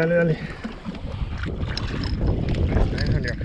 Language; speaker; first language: Spanish; native; Spanish